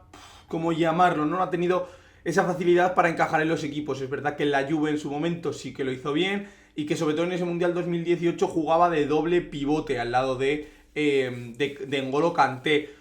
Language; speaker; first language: Spanish; native; Spanish